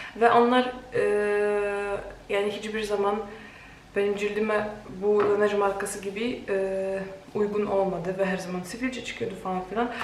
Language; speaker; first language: Turkish; non-native, fluent; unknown